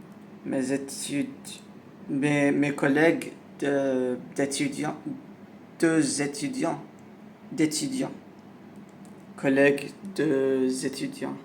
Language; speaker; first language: French; non-native, learner; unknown